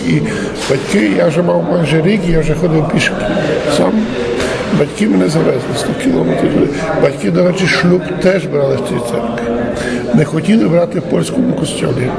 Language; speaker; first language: Ukrainian; early bilingual, heritage; Ukrainian